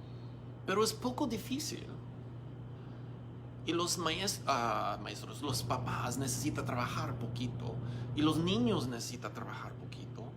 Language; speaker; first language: Spanish; non-native, learner; English